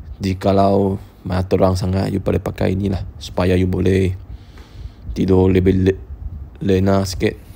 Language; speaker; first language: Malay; non-native, local second language; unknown